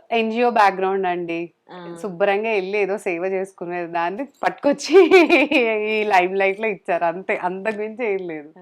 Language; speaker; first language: Telugu; native; Telugu